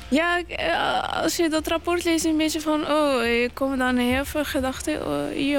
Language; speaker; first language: Dutch; non-native, local second language; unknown